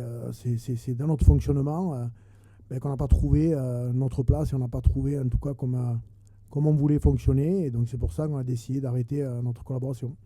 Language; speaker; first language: French; native; French